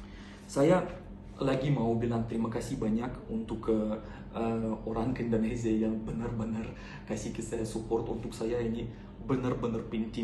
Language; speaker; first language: Indonesian; non-native, learner; Russian